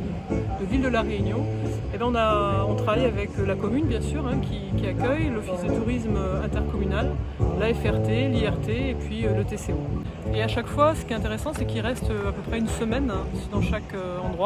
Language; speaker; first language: French; native; French